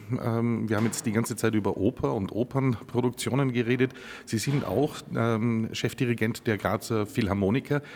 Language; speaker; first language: German; native; German